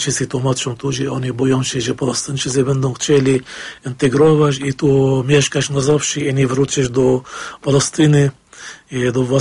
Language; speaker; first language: Polish; non-native, fluent; Arabic